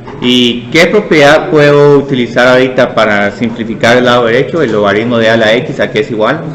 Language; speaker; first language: Spanish; native; Spanish